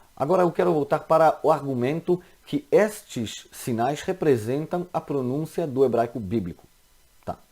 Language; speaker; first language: Portuguese; non-native, fluent; Hebrew